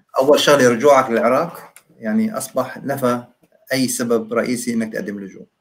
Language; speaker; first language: Arabic; native; Arabic